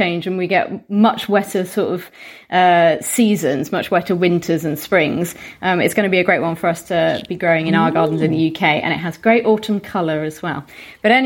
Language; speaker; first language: English; native; English